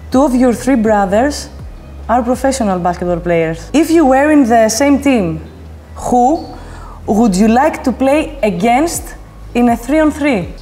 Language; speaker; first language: English; non-native, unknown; Greek